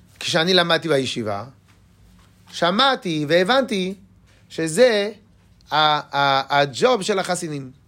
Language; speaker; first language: Hebrew; non-native, fluent; French